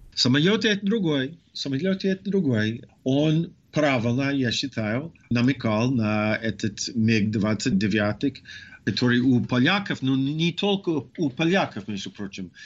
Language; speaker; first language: Russian; non-native, fluent; English